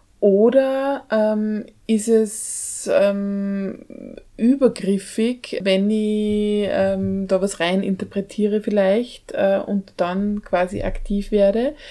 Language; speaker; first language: German; native; German